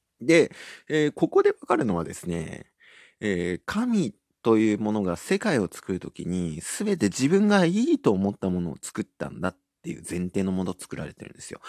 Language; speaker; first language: Japanese; native; Japanese